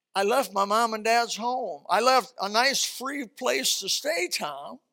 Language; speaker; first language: English; early bilingual, other home language; Swedish